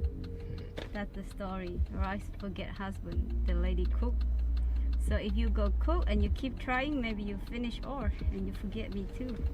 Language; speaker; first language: English; non-native, learner; Thai